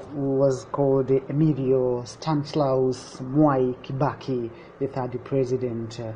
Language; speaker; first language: English; non-native, local second language; Swahili